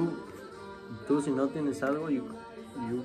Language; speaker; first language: Spanish; early bilingual, other home language; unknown